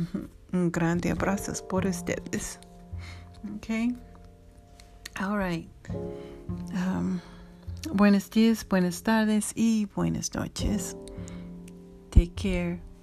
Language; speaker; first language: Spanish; non-native, learner; English